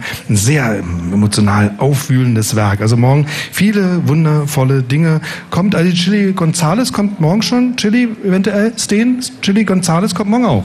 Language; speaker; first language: German; native; German